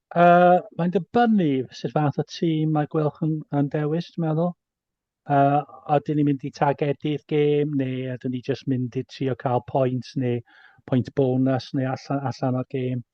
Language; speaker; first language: Welsh; native; Welsh